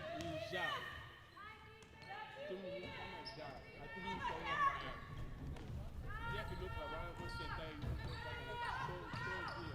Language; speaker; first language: Portuguese; non-native, learner; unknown